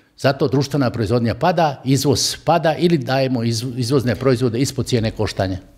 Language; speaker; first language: Croatian; native; Croatian